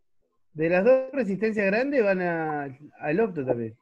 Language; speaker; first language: Spanish; native; Spanish